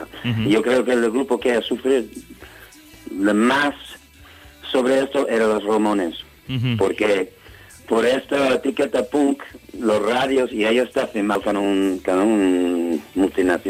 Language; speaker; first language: Spanish; non-native, learner; English